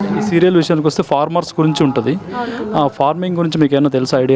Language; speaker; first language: Telugu; native; Telugu